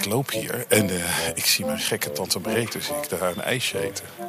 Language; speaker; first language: Dutch; native; Dutch